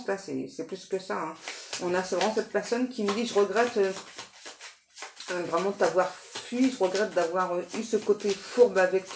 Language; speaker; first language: French; native; French